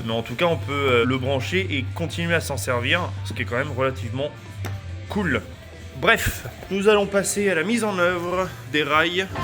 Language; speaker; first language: French; native; French